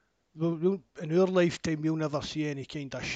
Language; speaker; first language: English; native; English